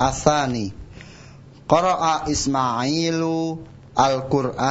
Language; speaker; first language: Arabic; non-native, learner; Indonesian